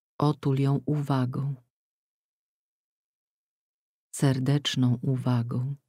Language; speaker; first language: Polish; native; Polish